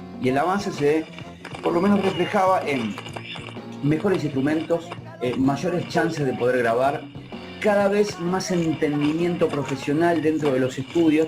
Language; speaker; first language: Spanish; native; Spanish